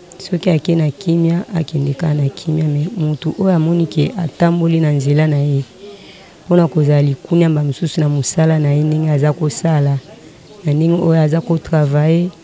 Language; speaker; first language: Lingala; native; Lingala